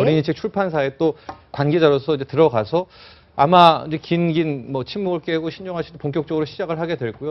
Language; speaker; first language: Korean; native; Korean